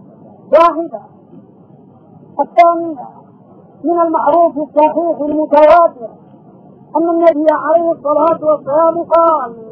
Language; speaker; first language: Arabic; native; Arabic